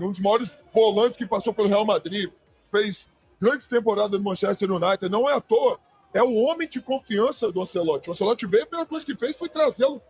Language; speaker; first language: Portuguese; native; Portuguese